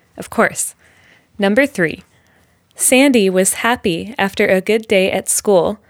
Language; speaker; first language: English; native; English